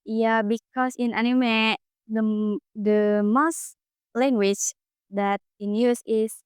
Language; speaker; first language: English; non-native, learner; Indonesian